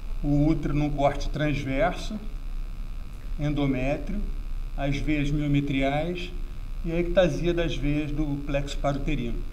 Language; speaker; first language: Portuguese; native; Portuguese